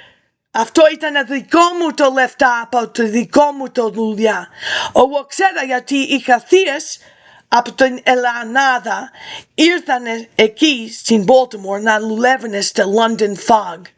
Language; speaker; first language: Greek; early bilingual, heritage; English